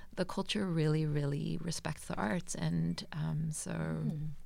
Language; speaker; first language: English; native; English